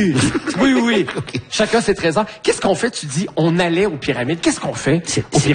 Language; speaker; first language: French; native; French